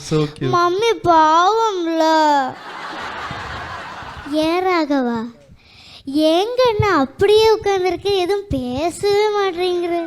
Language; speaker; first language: Tamil; native; Tamil